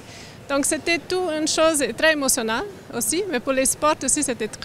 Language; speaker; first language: French; non-native, learner; Portuguese